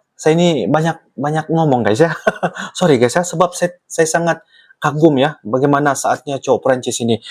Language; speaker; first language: Malay; native; Malay